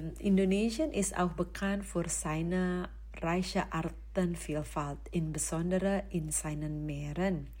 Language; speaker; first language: German; non-native, fluent; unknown